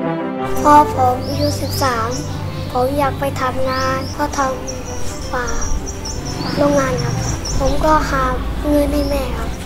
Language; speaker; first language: Thai; early bilingual, other home language; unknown